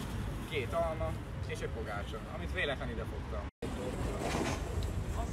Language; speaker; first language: Hungarian; native; Hungarian